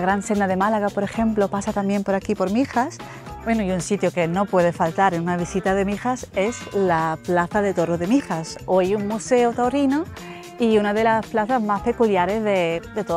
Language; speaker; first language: Spanish; native; Spanish